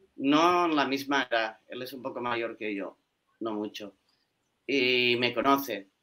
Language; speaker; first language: Spanish; native; Spanish